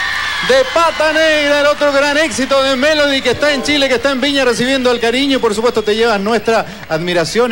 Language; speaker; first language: Spanish; native; Spanish